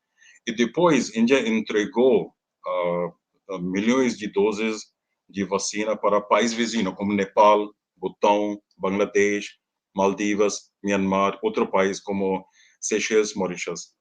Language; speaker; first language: Portuguese; non-native, learner; Hindi